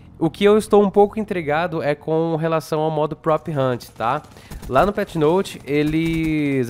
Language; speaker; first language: Portuguese; native; Portuguese